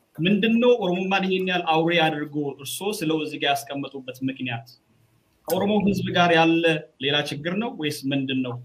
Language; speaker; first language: Amharic; non-native, local second language; Oromo